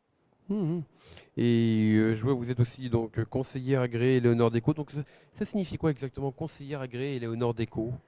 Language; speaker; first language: French; native; French